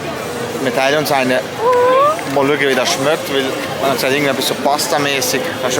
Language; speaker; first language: German; non-native, local second language; Croatian